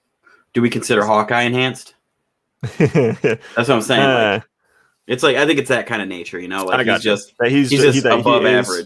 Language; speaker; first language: English; native; English